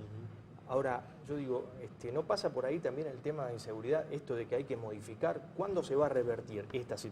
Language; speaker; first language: Spanish; native; Spanish